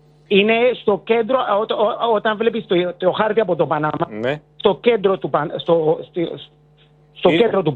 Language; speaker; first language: Greek; early bilingual, heritage; Greek